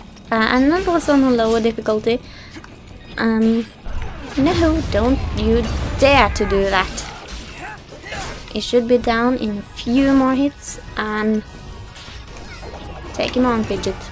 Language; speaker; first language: English; non-native, fluent; Norwegian